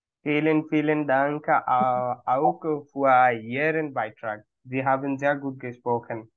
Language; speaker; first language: German; non-native, fluent; Bangla